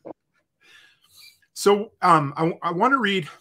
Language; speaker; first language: English; native; English